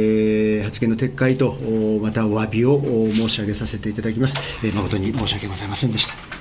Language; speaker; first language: Japanese; native; Japanese